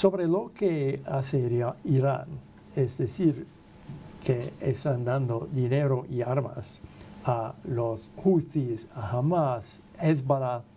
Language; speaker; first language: Spanish; non-native, fluent; English